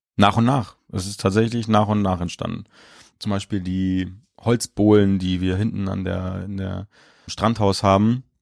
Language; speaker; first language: German; native; German